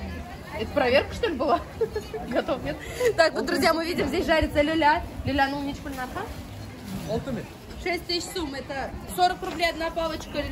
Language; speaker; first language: Russian; native; Russian